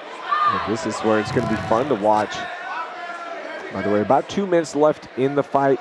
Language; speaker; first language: English; native; English